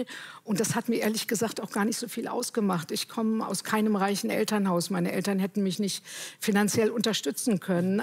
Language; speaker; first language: German; native; German